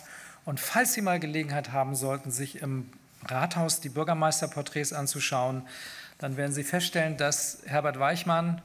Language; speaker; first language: German; native; German